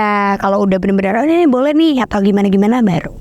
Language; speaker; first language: Indonesian; native; Indonesian